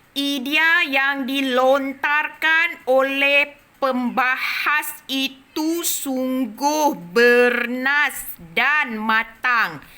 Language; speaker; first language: Malay; native; Malay